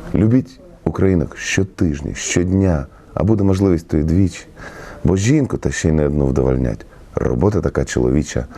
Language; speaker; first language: Ukrainian; native; Ukrainian